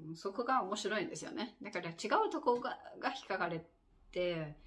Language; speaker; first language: Japanese; non-native, fluent; English